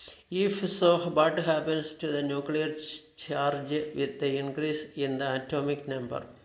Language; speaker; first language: English; non-native, local second language; Malayalam